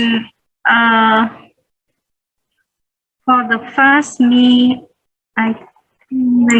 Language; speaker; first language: English; non-native, learner; Vietnamese